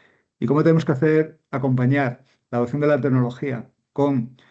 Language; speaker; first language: Spanish; native; Spanish